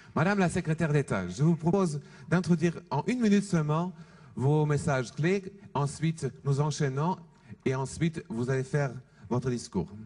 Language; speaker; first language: French; non-native, fluent; German